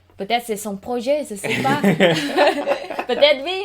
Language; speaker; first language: French; non-native, learner; Khmer